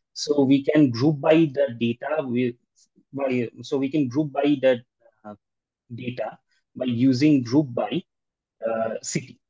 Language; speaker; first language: English; non-native, local second language; Bangla